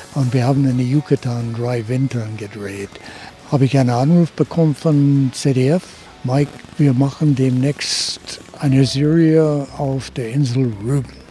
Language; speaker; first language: German; early bilingual, heritage; German